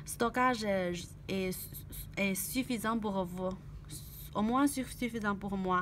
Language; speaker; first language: French; non-native, learner; Chinese